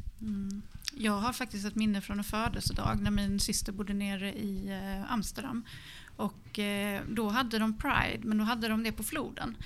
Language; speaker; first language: Swedish; native; Swedish